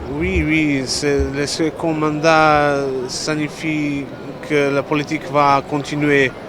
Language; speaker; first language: French; non-native, learner; Serbian